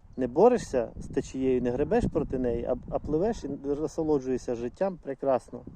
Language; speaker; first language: Ukrainian; non-native, local second language; Russian